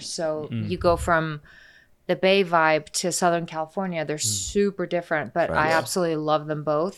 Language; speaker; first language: English; early bilingual, other home language; Icelandic